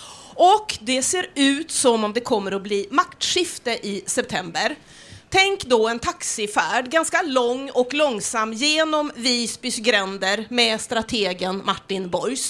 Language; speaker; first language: Swedish; native; Swedish